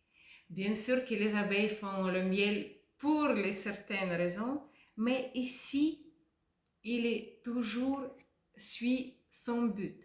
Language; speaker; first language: French; non-native, fluent; Russian